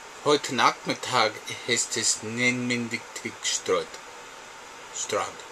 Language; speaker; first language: German; non-native, learner; English